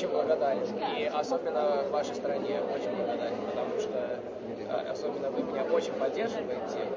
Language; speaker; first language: Russian; early bilingual, heritage; Russian